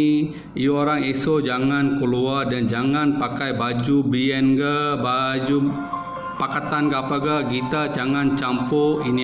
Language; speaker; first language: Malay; non-native, learner; Bangla